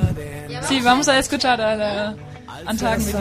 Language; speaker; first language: Spanish; non-native, learner; German